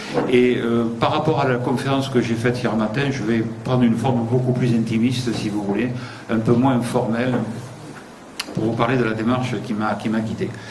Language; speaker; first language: French; native; French